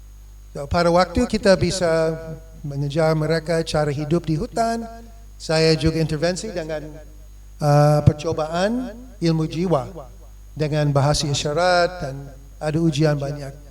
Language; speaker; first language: Indonesian; non-native, fluent; English